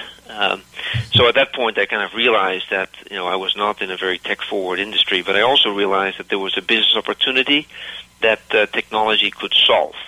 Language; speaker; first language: English; native; English